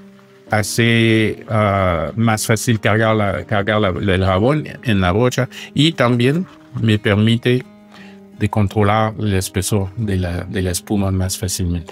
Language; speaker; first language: Spanish; non-native, fluent; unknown